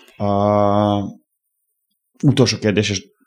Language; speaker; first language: Hungarian; native; Hungarian